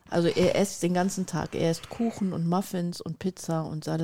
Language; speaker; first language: German; native; German